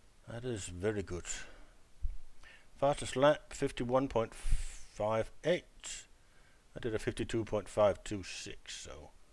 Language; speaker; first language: English; non-native, fluent; Danish